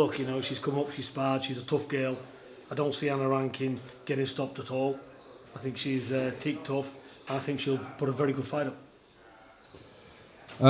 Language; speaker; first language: English; native; English